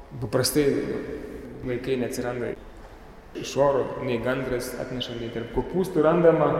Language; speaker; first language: Lithuanian; native; Lithuanian